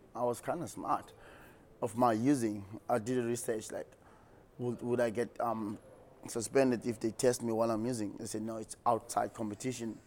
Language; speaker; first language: English; non-native, local second language; Xhosa